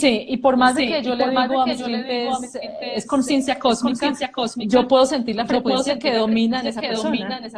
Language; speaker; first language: Spanish; native; Spanish